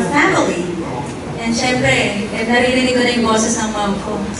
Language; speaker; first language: Filipino; native; Filipino